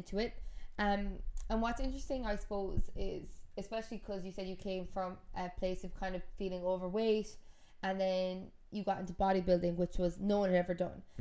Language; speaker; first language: English; native; English